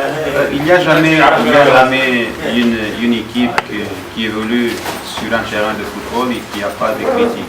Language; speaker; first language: French; non-native, fluent; Portuguese